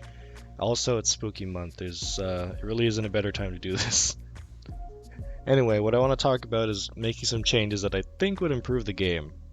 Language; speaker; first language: English; native; English